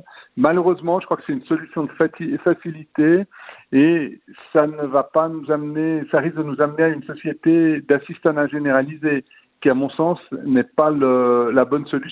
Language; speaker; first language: French; native; French